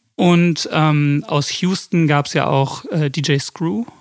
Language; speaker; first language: German; early bilingual, other home language; English